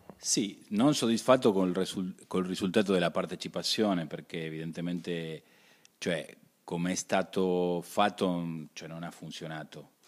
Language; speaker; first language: Italian; early bilingual, heritage; Spanish